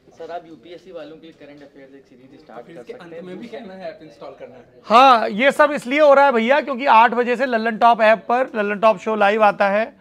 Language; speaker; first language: Hindi; native; Hindi